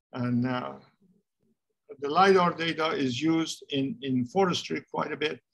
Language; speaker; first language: English; non-native, fluent; Persian